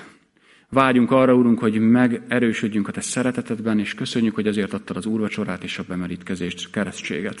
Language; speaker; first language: Hungarian; native; Hungarian